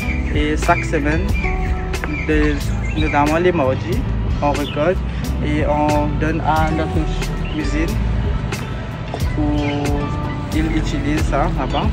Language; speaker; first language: French; non-native, local second language; Morisyen